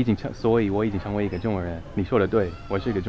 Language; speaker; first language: Chinese; non-native, fluent; English